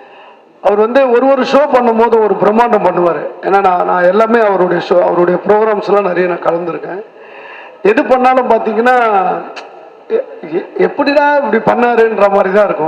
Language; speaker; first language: Tamil; native; Tamil